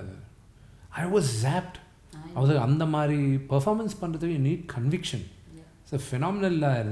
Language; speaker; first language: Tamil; non-native, local second language; Telugu